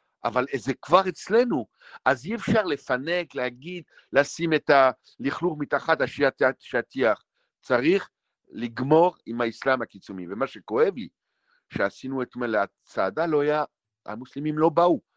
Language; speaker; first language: Hebrew; non-native, fluent; French